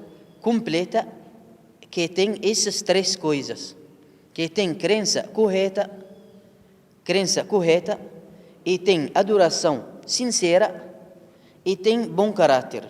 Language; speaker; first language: Portuguese; non-native, learner; Arabic